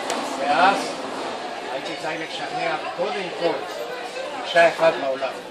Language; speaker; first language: Hebrew; non-native, fluent; Spanish